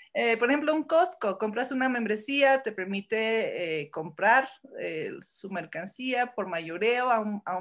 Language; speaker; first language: Spanish; early bilingual, heritage; Spanish